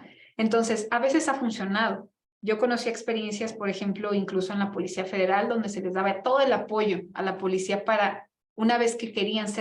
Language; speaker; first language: Spanish; native; Spanish